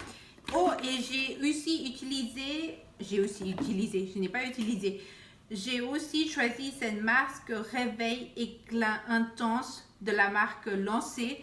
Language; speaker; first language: French; non-native, fluent; Spanish